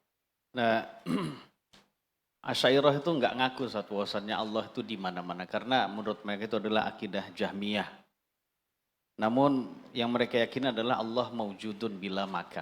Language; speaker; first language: Indonesian; native; Indonesian